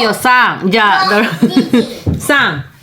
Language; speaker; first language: Japanese; non-native, fluent; Filipino